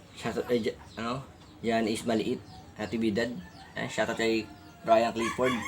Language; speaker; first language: Filipino; native; Filipino